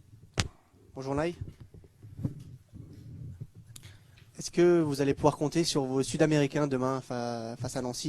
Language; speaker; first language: French; native; French